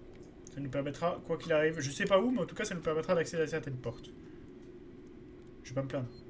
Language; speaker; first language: French; native; French